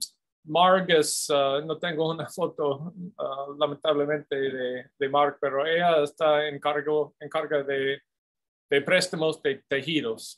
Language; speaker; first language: Spanish; non-native, fluent; English